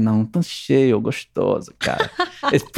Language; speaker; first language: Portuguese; non-native, learner; English